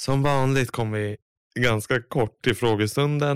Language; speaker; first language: Swedish; native; Swedish